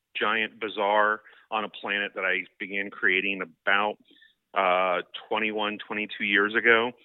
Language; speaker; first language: English; native; English